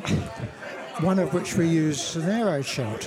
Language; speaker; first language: English; native; English